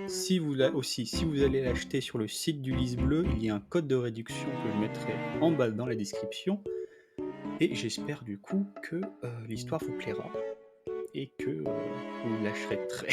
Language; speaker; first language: French; native; French